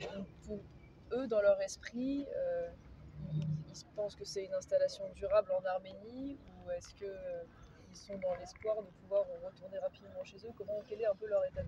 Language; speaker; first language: French; native; French